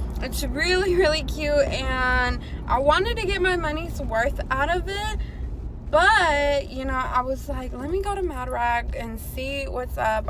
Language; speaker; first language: English; early bilingual, other home language; Spanish